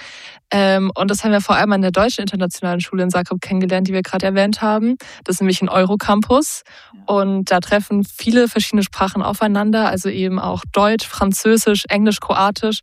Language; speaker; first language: German; native; German